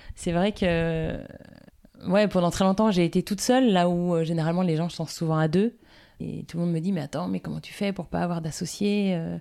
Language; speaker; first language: French; native; French